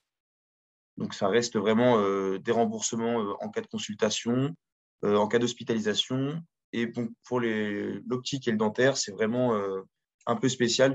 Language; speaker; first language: French; native; French